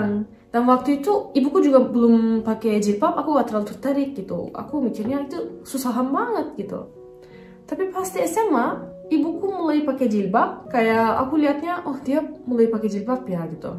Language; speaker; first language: Indonesian; non-native, fluent; Turkish